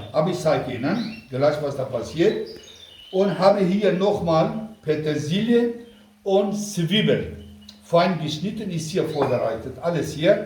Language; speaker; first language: German; non-native, local second language; Kurdish